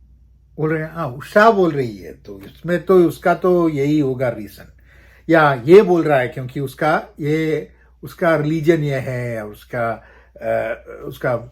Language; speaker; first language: Hindi; non-native, local second language; Malayalam